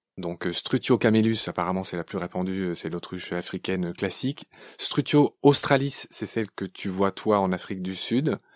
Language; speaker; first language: French; native; French